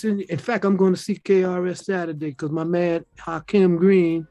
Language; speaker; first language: English; native; English